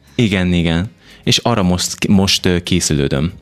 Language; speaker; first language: Hungarian; non-native, fluent; Japanese